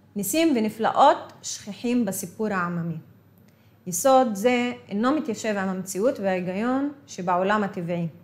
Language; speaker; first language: Hebrew; non-native, local second language; Arabic